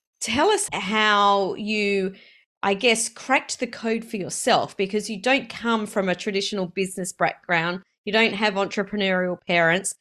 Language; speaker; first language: English; native; English